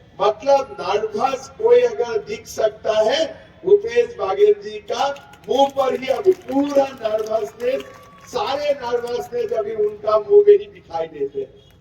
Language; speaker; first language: Hindi; non-native, local second language; Assamese